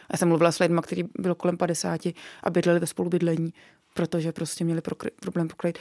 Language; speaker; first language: Czech; native; Czech